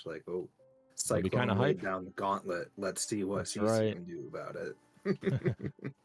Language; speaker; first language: English; native; English